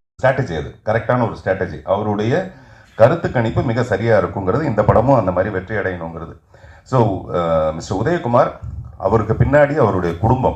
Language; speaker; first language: Tamil; native; Tamil